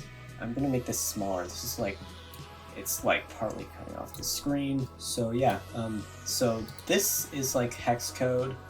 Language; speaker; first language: English; native; English